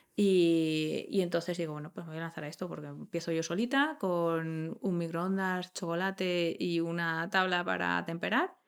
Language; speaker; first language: Spanish; native; Spanish